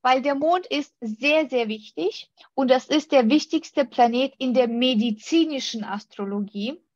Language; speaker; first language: German; non-native, fluent; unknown